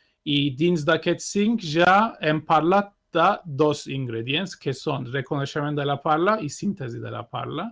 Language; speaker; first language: Catalan; non-native, fluent; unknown